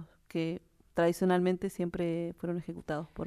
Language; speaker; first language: Spanish; native; Spanish